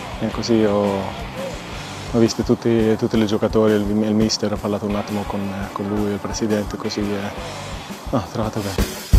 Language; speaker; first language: Italian; non-native, learner; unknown